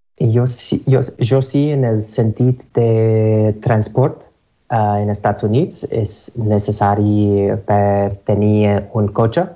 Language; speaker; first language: Catalan; non-native, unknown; English